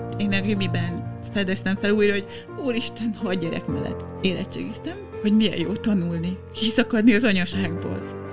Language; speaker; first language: Hungarian; native; Hungarian